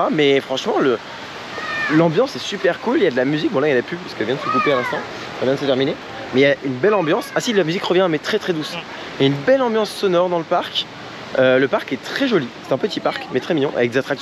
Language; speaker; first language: French; native; French